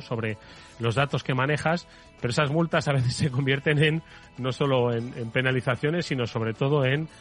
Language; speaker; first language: Spanish; native; Spanish